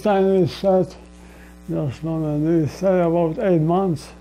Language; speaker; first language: English; non-native, learner; Polish